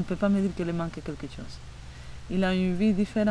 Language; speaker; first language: French; non-native, fluent; Spanish